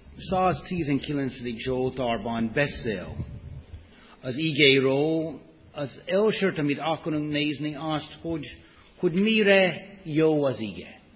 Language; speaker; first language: Hungarian; non-native, fluent; English